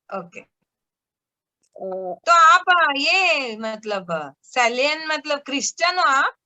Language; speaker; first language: Hindi; native; Hindi